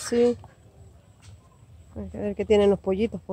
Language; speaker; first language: Spanish; native; Spanish